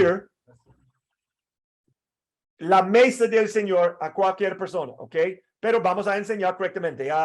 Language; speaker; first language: Spanish; non-native, fluent; English